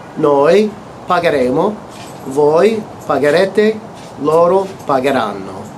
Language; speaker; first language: Italian; non-native, fluent; English